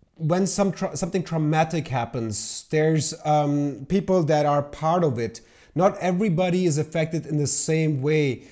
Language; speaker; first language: English; non-native, local second language; Urdu